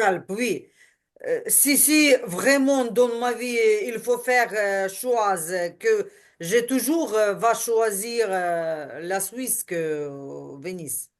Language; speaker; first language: French; non-native, learner; Ukrainian